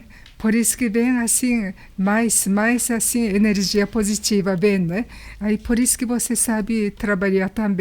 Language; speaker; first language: Portuguese; non-native, learner; Japanese